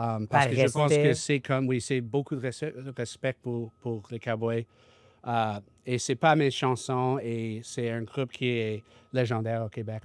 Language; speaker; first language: French; non-native, learner; English